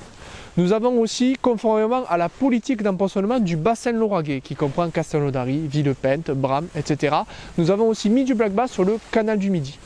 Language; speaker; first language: French; native; French